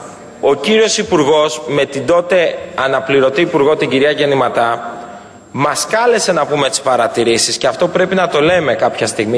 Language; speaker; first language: Greek; native; Greek